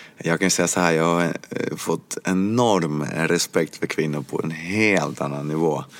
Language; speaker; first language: Swedish; early bilingual, other home language; Spanish